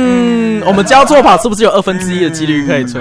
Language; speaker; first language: Chinese; native; Chinese